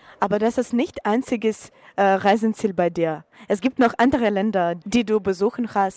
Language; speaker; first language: German; non-native, learner; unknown